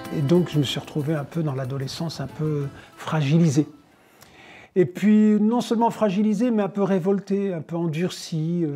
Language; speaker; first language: French; early bilingual, other home language; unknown